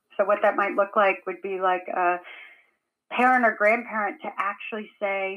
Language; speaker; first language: English; native; English